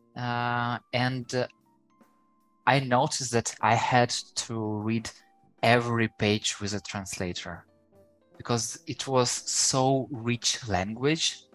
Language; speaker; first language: English; non-native, fluent; Ukrainian